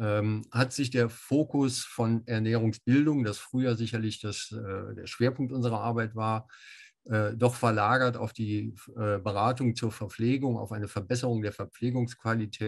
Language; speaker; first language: German; native; German